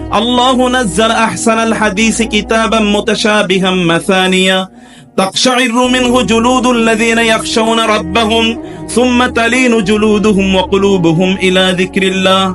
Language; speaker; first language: Bangla; native; Bangla